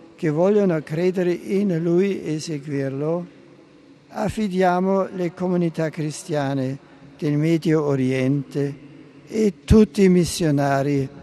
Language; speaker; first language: Italian; non-native, fluent; German